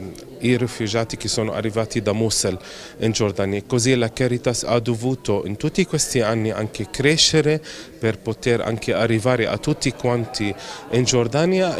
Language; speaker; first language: Italian; non-native, fluent; Arabic